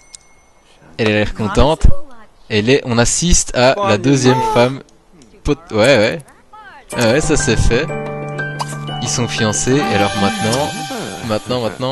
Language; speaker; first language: French; native; French